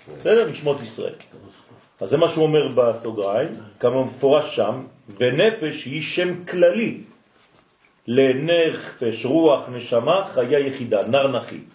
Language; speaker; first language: Hebrew; non-native, fluent; French